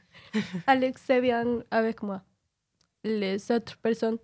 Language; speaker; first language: French; non-native, learner; Ukrainian